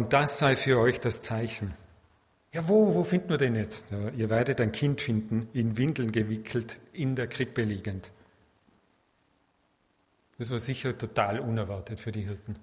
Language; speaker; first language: German; native; German